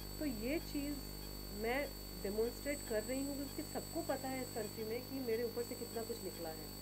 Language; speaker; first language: Hindi; non-native, local second language; Bangla